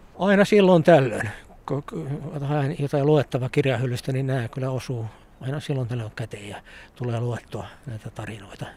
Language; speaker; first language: Finnish; native; Finnish